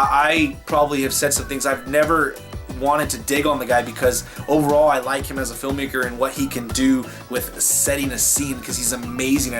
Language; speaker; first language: English; native; English